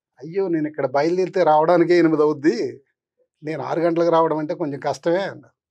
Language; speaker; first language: Telugu; native; Telugu